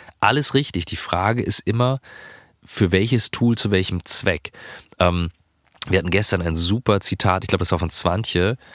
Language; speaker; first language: German; native; German